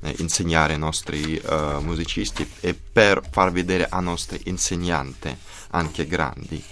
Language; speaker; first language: Italian; non-native, learner; Russian